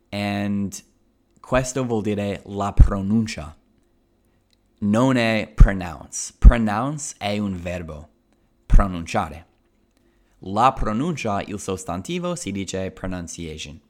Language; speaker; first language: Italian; non-native, fluent; English